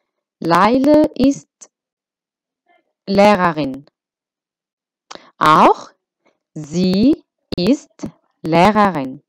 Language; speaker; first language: German; non-native, fluent; Arabic